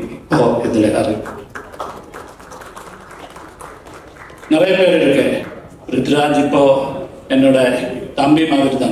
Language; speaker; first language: Tamil; non-native, learner; Malayalam